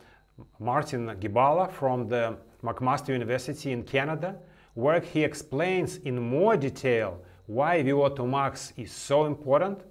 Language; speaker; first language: English; non-native, fluent; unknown